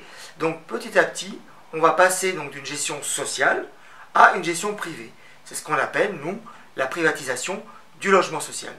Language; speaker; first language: French; native; French